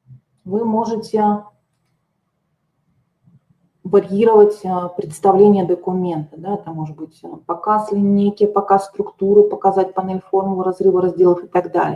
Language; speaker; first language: Russian; native; Russian